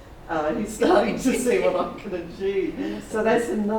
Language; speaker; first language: English; native; English